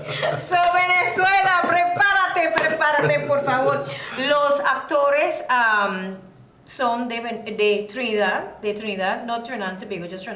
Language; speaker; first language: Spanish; non-native, learner; English